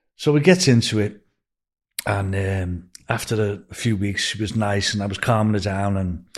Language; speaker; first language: English; native; English